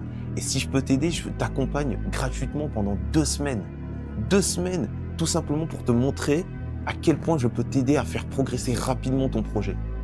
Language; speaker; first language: French; native; French